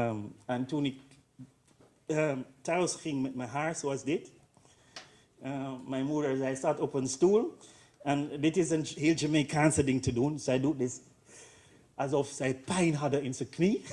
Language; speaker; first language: Dutch; non-native, learner; English